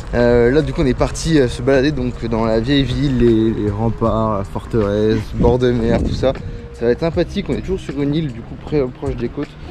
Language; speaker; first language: French; native; French